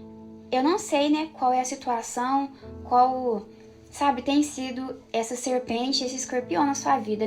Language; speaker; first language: Portuguese; native; Portuguese